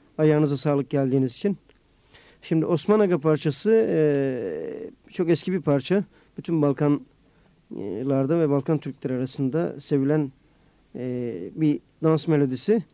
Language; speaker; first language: Turkish; native; Turkish